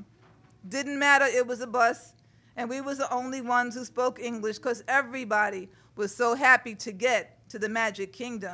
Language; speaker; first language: English; native; English